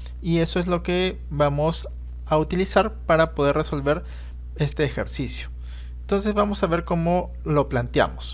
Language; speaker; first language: Spanish; native; Spanish